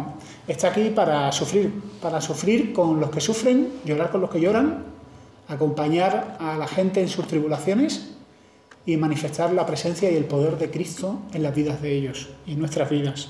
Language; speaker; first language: Spanish; native; Spanish